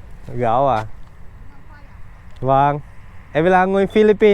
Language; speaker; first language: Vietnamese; non-native, learner; Filipino